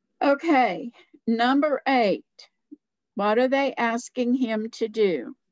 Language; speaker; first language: English; native; English